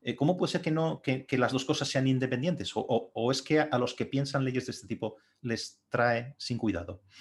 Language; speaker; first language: Spanish; native; Spanish